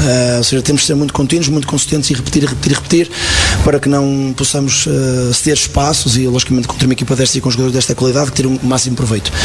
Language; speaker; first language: Portuguese; native; Portuguese